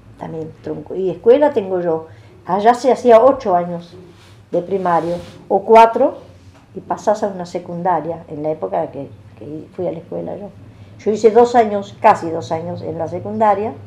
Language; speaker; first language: Spanish; early bilingual, other home language; German